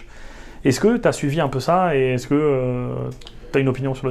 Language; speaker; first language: French; native; French